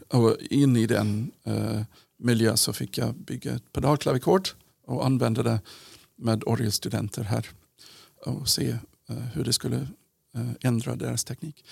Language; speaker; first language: Swedish; non-native, fluent; English